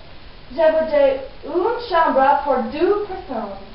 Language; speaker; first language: French; non-native, learner; English